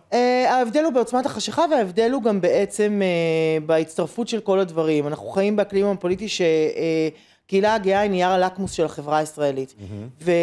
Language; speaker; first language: Hebrew; native; Hebrew